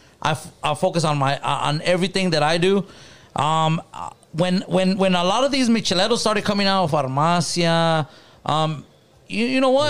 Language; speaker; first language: English; early bilingual, other home language; Spanish